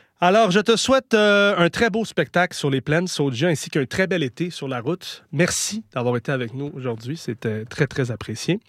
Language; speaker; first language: French; native; French